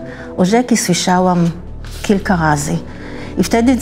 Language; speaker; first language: Polish; early bilingual, heritage; Hebrew